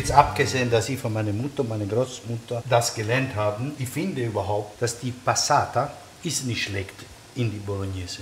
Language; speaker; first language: German; non-native, fluent; Italian